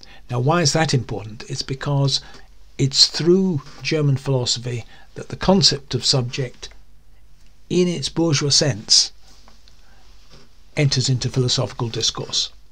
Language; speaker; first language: English; native; English